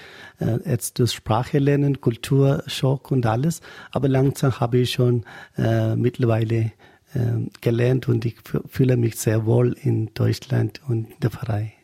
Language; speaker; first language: German; non-native, learner; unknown